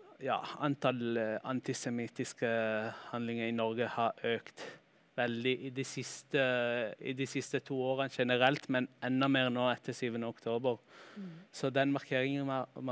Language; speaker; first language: Norwegian; early bilingual, heritage; Norwegian